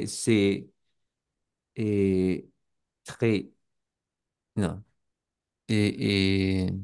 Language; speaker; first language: French; non-native, learner; Spanish